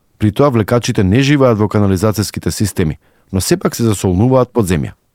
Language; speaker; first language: Macedonian; native; Macedonian